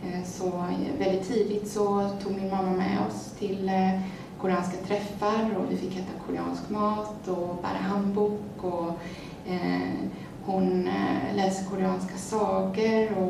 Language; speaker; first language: Swedish; early bilingual, other home language; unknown